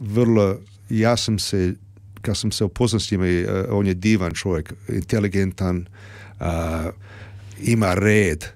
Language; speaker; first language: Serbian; early bilingual, heritage; Croatian